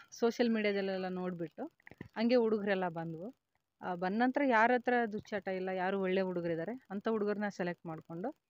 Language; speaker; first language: Kannada; native; Kannada